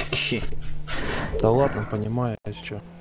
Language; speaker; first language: Russian; native; Russian